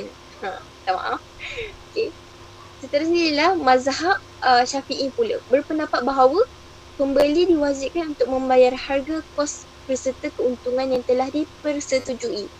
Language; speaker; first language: Malay; native; Malay